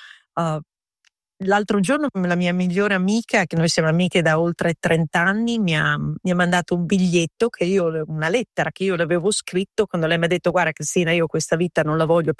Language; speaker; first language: Italian; early bilingual, heritage; Italian